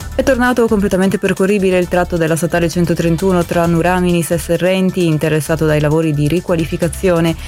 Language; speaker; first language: Italian; native; Italian